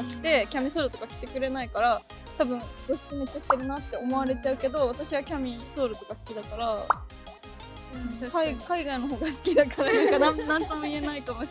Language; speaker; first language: Japanese; native; Japanese